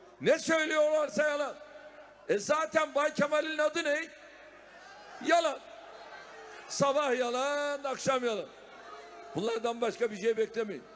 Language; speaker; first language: Turkish; native; Turkish